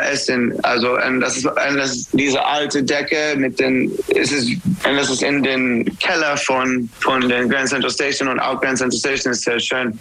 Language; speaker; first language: German; non-native, fluent; English